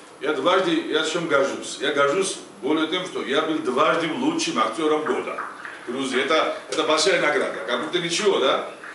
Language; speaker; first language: Russian; non-native, local second language; Georgian